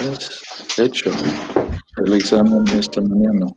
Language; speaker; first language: Spanish; non-native, learner; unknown